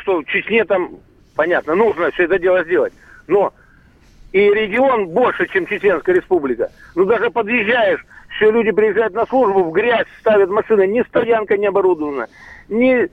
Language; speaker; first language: Russian; native; Russian